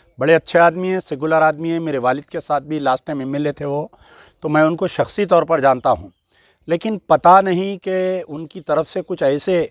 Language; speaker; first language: Hindi; non-native, local second language; Urdu